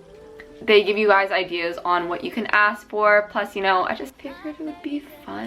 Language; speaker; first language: English; native; English